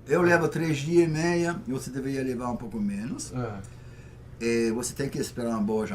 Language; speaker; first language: Portuguese; non-native, fluent; French